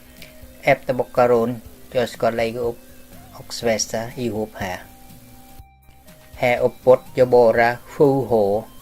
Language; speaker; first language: Swedish; non-native, learner; Vietnamese